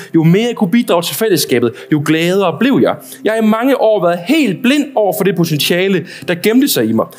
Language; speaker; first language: Danish; native; Danish